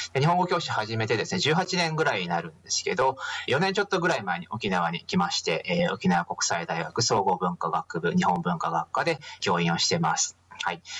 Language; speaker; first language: Japanese; native; Japanese